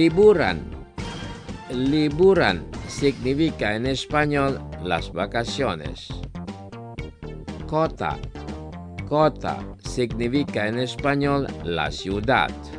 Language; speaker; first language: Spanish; non-native, fluent; Indonesian